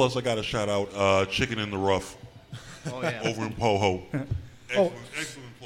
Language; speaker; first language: English; native; English